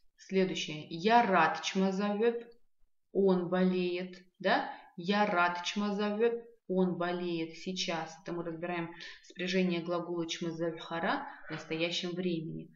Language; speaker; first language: Russian; non-native, local second language; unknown